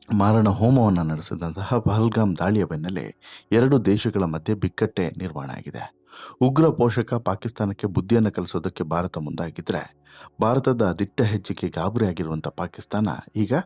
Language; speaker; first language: Kannada; native; Kannada